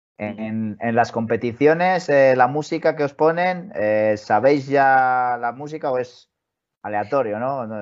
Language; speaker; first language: Spanish; native; Spanish